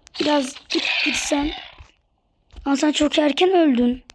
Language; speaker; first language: Turkish; native; Turkish